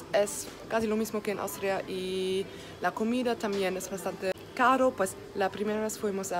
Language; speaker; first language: Spanish; non-native, learner; German